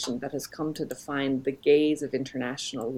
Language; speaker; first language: English; native; English